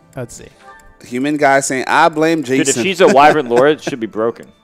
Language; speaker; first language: English; native; English